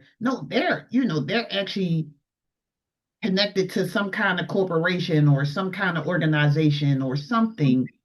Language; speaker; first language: English; native; English